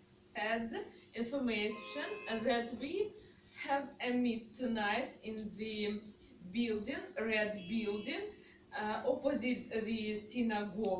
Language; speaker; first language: English; non-native, learner; Russian